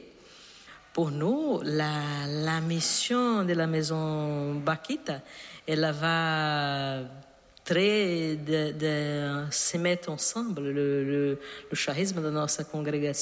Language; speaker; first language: French; non-native, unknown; Portuguese